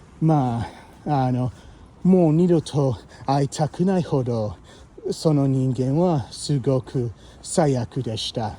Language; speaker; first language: Japanese; non-native, fluent; English